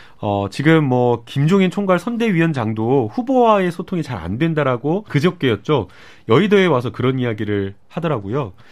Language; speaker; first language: Korean; native; Korean